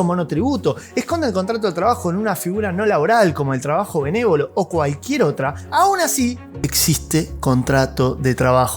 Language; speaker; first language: Spanish; native; Spanish